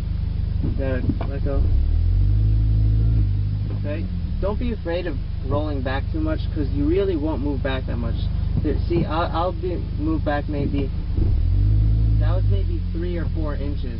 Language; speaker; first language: English; native; English